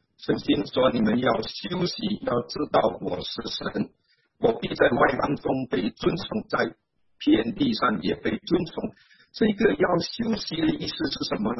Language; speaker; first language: Chinese; native; Chinese